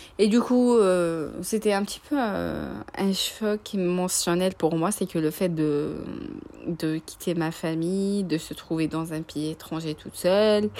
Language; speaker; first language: French; non-native, local second language; Arabic